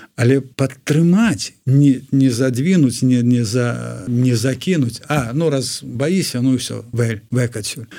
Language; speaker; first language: Belarusian; non-native, local second language; Russian